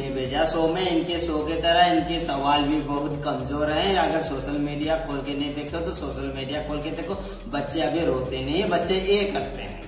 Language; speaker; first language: Hindi; native; Hindi